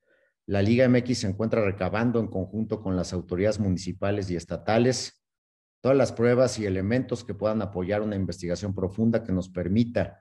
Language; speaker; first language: Spanish; native; Spanish